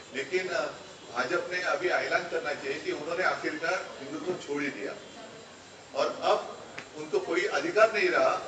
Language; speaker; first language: Hindi; non-native, local second language; Marathi